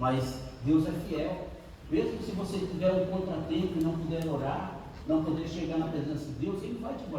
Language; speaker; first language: Portuguese; native; Portuguese